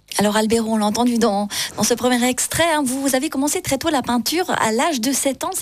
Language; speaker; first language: French; native; French